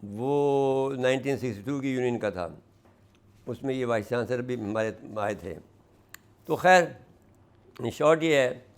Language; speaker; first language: Urdu; native; Urdu